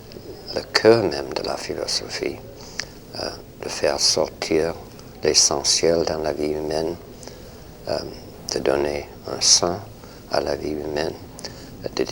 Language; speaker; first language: French; non-native, fluent; English